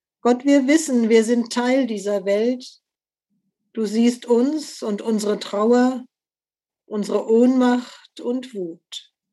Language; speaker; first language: German; native; German